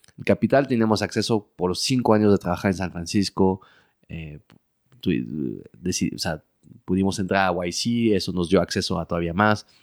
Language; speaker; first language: Spanish; early bilingual, heritage; French